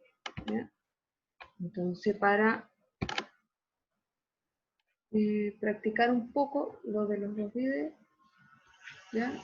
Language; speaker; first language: Spanish; native; Spanish